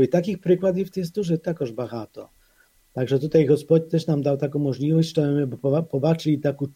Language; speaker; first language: Polish; non-native, fluent; Ukrainian